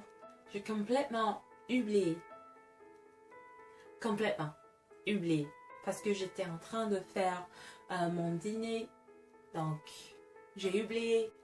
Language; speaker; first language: French; non-native, fluent; English